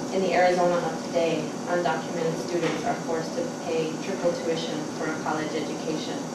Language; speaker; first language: English; native; English